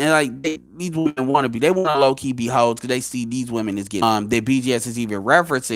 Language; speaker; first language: English; native; English